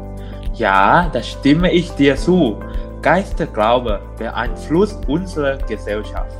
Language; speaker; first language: German; non-native, learner; Thai